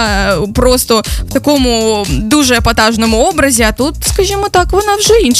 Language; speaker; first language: Ukrainian; native; Ukrainian